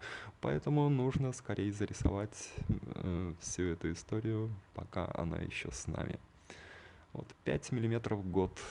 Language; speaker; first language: Russian; native; Russian